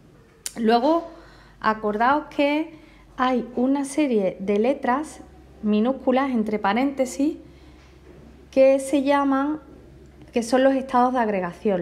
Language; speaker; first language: Spanish; native; Spanish